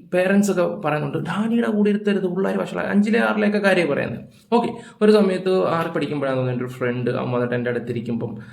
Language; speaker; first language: Malayalam; native; Malayalam